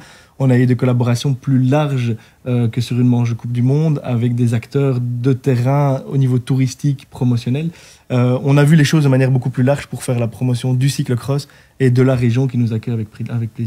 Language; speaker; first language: French; native; French